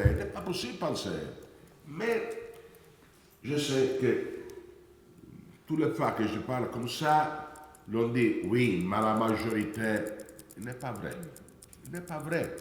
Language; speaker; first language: French; non-native, fluent; Italian